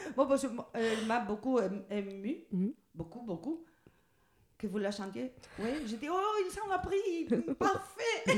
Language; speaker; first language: French; non-native, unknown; Spanish